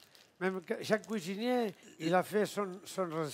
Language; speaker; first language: French; non-native, fluent; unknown